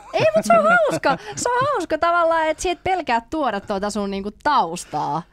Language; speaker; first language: Finnish; native; Finnish